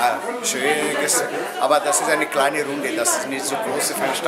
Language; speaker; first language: German; non-native, learner; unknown